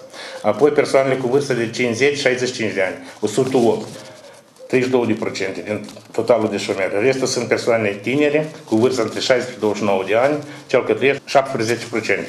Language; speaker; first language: Romanian; native; Romanian